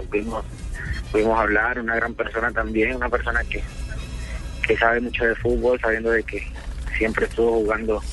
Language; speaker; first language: Spanish; native; Spanish